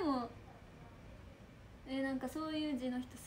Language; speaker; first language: Japanese; native; Japanese